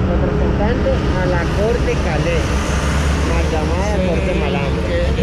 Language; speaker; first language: Spanish; native; Spanish